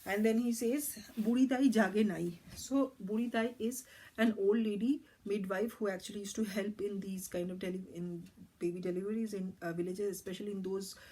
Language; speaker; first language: English; non-native, local second language; Bangla